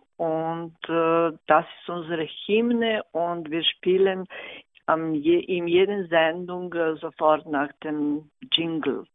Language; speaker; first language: German; non-native, fluent; Serbian